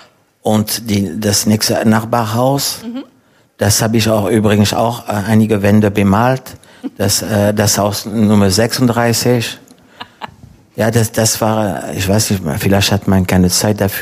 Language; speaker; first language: German; non-native, fluent; French